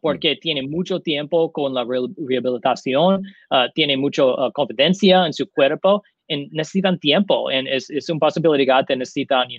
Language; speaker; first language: Spanish; non-native, learner; English